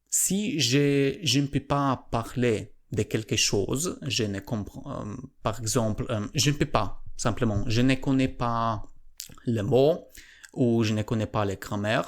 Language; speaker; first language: French; non-native, learner; Polish